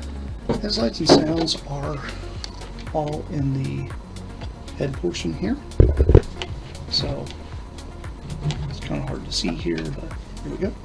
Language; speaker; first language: English; native; English